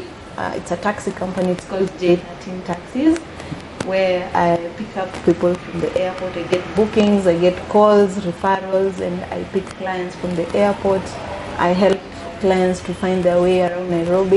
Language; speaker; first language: English; non-native, local second language; Luyia